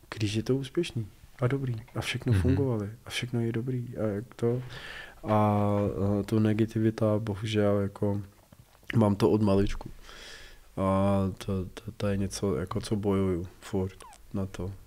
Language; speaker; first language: Czech; non-native, fluent; English